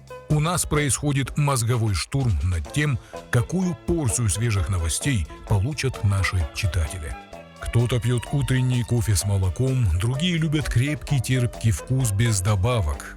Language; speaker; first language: Russian; native; Russian